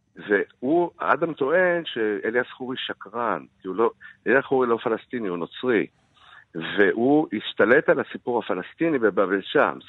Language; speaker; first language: Hebrew; early bilingual, other home language; Arabic